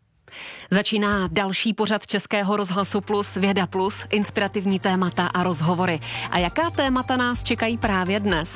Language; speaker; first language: Czech; native; Czech